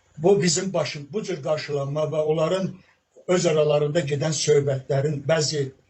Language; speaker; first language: Azerbaijani; non-native, local second language; Talysh